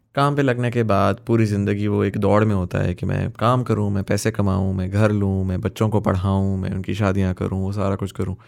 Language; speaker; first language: Urdu; native; Urdu